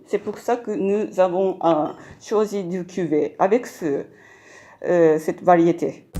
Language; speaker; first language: French; non-native, fluent; Japanese